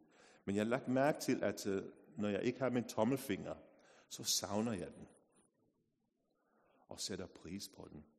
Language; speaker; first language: Danish; non-native, fluent; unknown